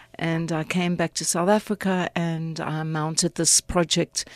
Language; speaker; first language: English; native; English